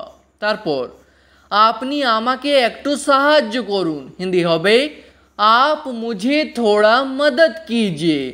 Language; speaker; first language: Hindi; non-native, local second language; Bangla